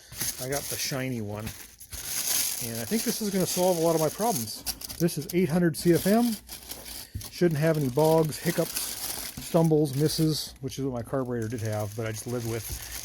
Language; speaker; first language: English; native; English